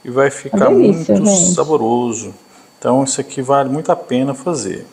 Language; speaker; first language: Portuguese; native; Portuguese